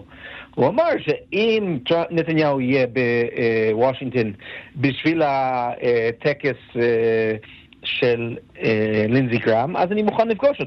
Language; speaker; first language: Hebrew; non-native, fluent; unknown